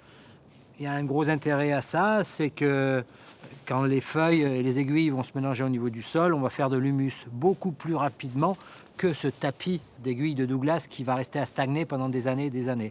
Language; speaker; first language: French; native; French